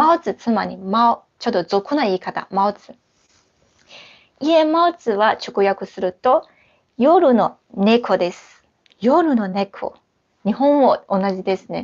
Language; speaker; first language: Japanese; non-native, fluent; Chinese